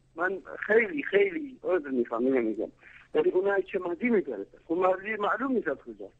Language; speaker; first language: Persian; non-native, learner; Central Kurdish